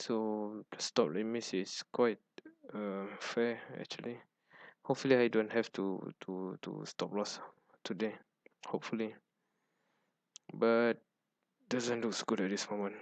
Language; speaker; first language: English; non-native, fluent; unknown